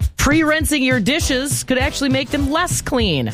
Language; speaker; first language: English; native; English